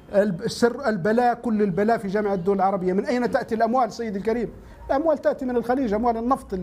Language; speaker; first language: Arabic; native; Arabic